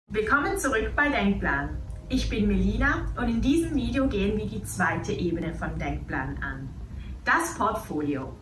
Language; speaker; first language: German; native; German